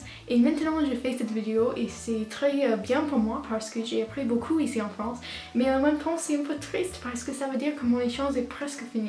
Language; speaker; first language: French; non-native, learner; English